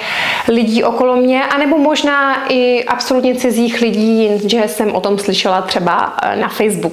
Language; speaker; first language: Czech; native; Czech